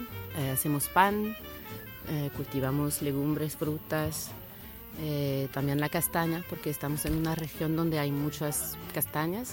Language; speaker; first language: Spanish; non-native, fluent; French